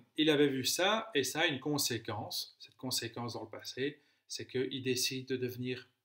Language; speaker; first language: French; native; French